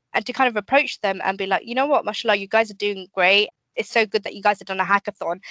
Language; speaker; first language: English; native; English